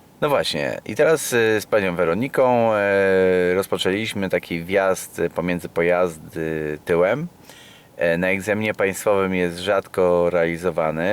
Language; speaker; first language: Polish; native; Polish